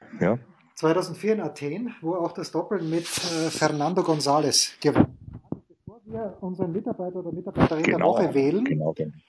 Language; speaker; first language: German; native; German